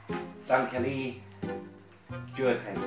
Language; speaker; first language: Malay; non-native, learner; English